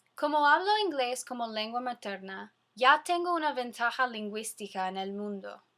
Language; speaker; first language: Spanish; non-native, fluent; English